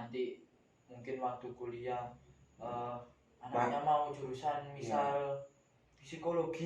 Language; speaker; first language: Indonesian; native; Indonesian